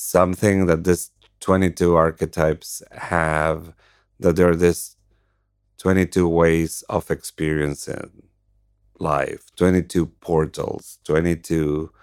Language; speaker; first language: English; non-native, fluent; Spanish